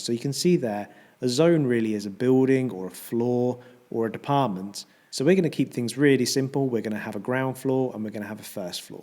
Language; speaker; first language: English; native; English